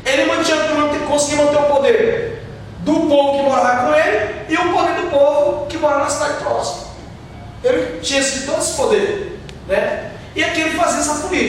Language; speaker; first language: Portuguese; native; Portuguese